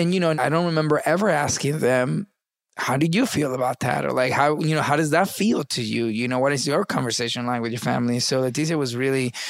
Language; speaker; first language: English; early bilingual, other home language; Spanish